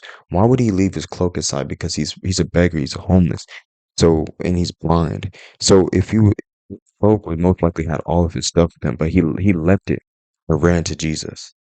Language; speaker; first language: English; native; English